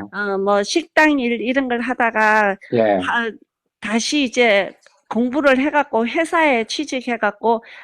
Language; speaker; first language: Korean; early bilingual, heritage; Korean